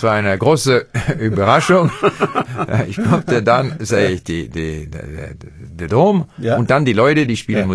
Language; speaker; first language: German; non-native, learner; English